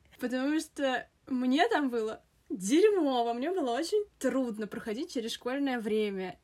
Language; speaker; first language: Russian; native; Russian